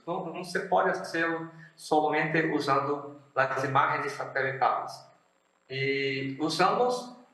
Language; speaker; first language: Spanish; non-native, fluent; Portuguese